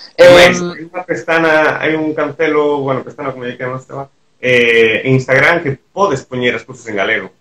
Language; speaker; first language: Galician; native; Galician